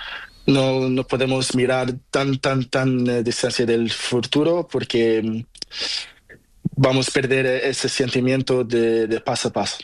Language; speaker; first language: Spanish; non-native, learner; Portuguese